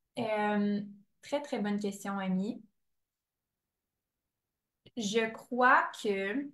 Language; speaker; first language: French; native; French